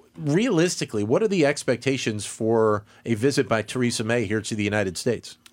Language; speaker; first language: English; native; English